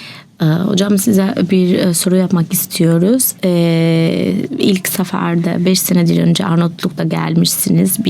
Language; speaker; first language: Turkish; non-native, learner; Albanian